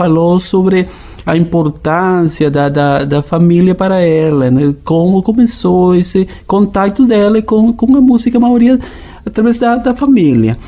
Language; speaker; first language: Portuguese; non-native, fluent; Spanish